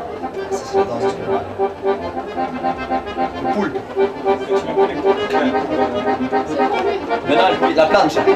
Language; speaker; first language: French; native; French